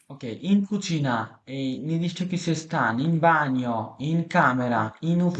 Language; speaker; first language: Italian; non-native, learner; Bangla